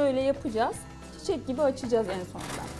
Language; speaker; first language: Turkish; native; Turkish